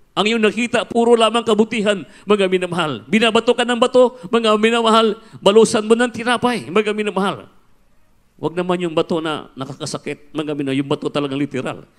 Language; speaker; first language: Filipino; non-native, local second language; Cebuano